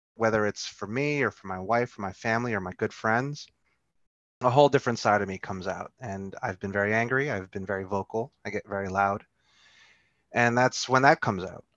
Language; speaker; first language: English; early bilingual, other home language; Filipino